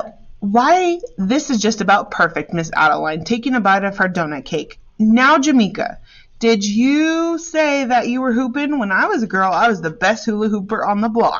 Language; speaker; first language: English; native; English